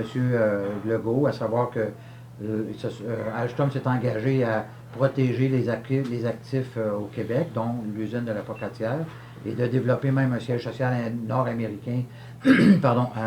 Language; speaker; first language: French; native; French